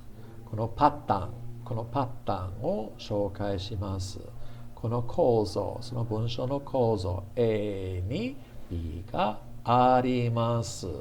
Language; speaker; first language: Japanese; non-native, fluent; English